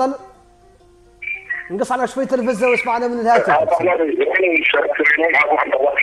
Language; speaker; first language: Arabic; native; Arabic